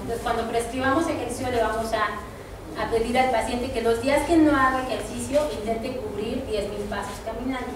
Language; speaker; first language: Spanish; native; Spanish